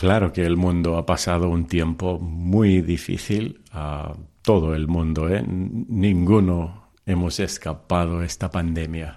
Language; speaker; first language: Spanish; early bilingual, heritage; Telugu